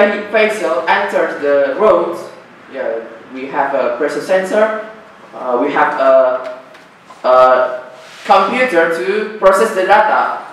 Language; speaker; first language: English; non-native, learner; Indonesian